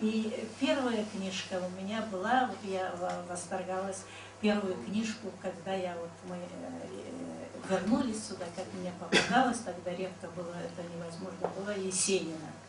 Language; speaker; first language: Russian; non-native, local second language; Karachay-Balkar